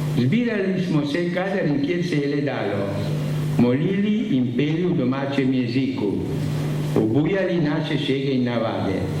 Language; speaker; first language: Slovenian; early bilingual, heritage; Slovenian